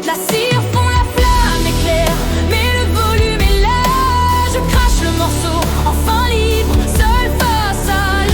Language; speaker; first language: French; native; French